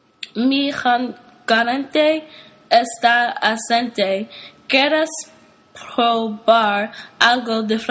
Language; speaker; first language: Spanish; non-native, learner; English